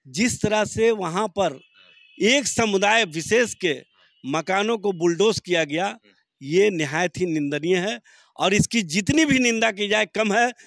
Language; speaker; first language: Hindi; native; Hindi